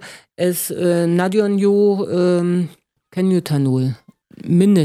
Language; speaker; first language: Hungarian; non-native, learner; German